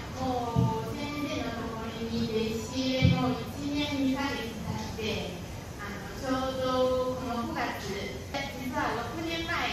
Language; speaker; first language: Japanese; non-native, fluent; Chinese